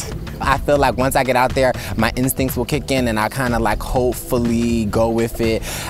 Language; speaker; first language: English; native; English